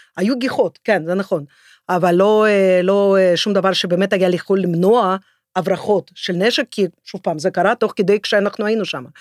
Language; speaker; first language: Hebrew; non-native, fluent; Russian